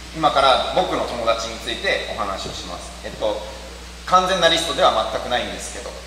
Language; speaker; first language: Japanese; native; Japanese